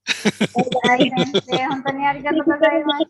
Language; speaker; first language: Japanese; non-native, fluent; Indonesian